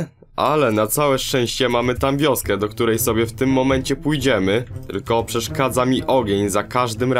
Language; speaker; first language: Polish; native; Polish